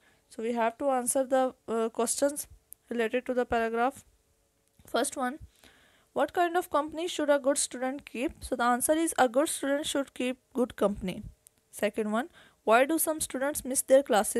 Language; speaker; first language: English; non-native, local second language; Urdu